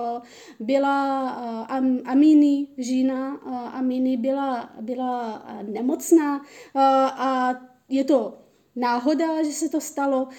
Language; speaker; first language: Czech; early bilingual, other home language; Persian